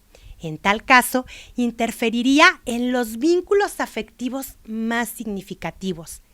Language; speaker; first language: Spanish; native; Spanish